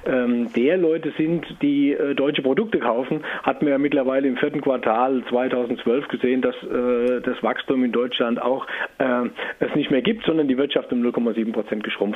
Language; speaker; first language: German; native; German